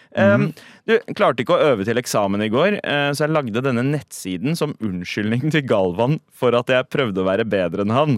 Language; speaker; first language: Norwegian; early bilingual, other home language; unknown